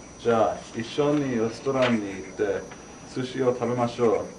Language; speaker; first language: Japanese; non-native, learner; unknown